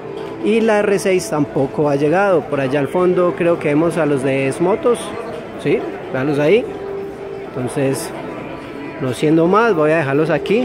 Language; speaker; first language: Spanish; native; Spanish